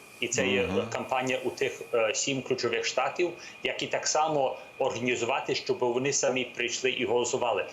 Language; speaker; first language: Ukrainian; early bilingual, heritage; English